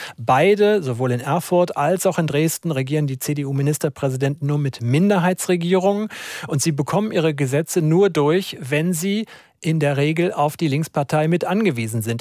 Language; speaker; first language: German; native; German